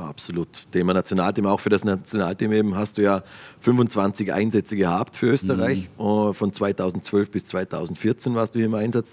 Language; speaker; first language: German; native; German